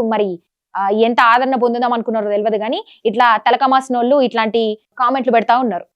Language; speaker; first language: Telugu; native; Telugu